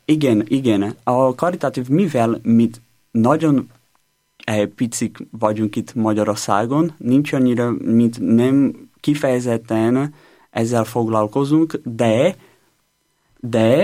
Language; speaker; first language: Hungarian; non-native, learner; Portuguese